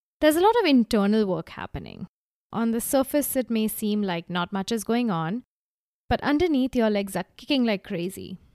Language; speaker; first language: English; non-native, local second language; Gujarati